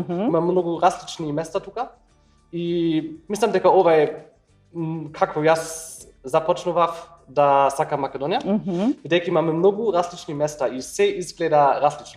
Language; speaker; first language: Macedonian; non-native, learner; German